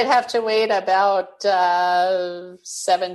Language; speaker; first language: English; native; English